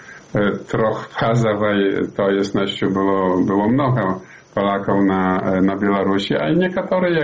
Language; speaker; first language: Polish; non-native, learner; Belarusian